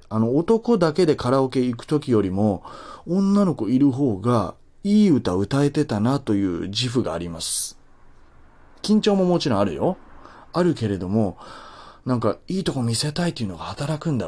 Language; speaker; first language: Japanese; native; Japanese